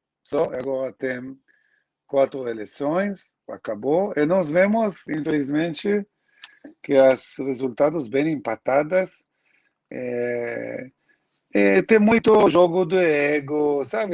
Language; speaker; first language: Portuguese; non-native, learner; Hebrew